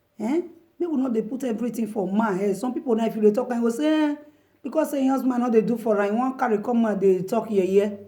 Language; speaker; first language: Nigerian Pidgin; non-native, local second language; Bini